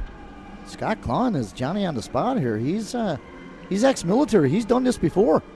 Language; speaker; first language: English; native; English